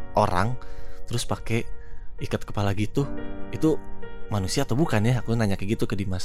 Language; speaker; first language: Indonesian; native; Indonesian